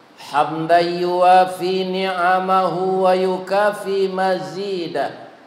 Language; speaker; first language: Malay; non-native, local second language; Minangkabau